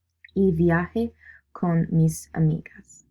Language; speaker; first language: Spanish; non-native, learner; English